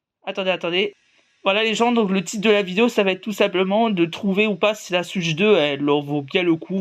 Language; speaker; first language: French; native; French